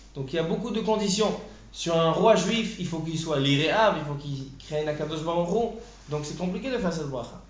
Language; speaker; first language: French; native; French